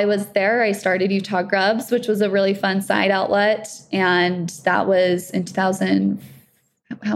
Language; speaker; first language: English; native; English